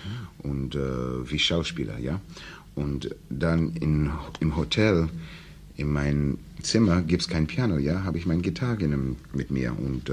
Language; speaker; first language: German; non-native, learner; English